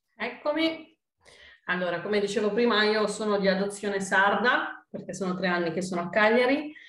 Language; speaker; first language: Italian; native; Italian